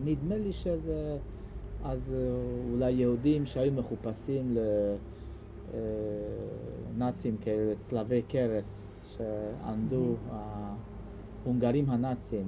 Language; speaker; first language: Hebrew; non-native, fluent; Hungarian